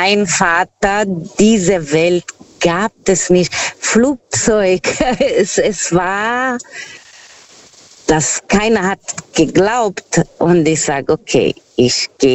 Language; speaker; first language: German; non-native, learner; Portuguese